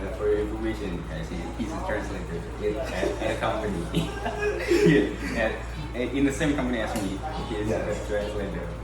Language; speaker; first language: English; non-native, local second language; Indonesian